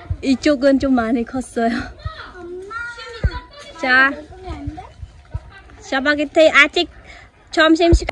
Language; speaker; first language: Korean; non-native, fluent; Khmer